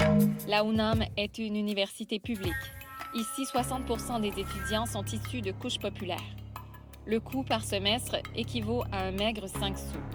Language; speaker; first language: French; native; French